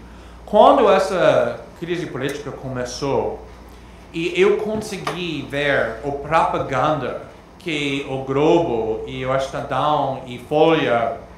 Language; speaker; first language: Portuguese; non-native, fluent; English